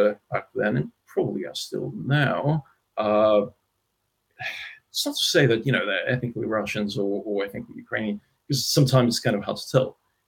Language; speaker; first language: English; non-native, fluent; Russian